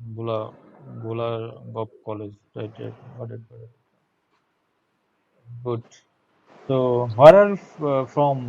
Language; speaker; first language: English; non-native, learner; Bangla